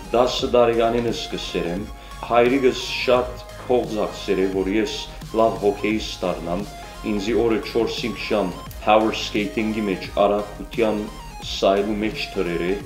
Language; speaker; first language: Armenian; early bilingual, heritage; Armenian